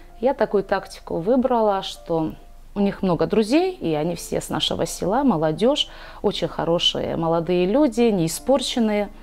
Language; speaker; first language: Russian; non-native, local second language; Karachay-Balkar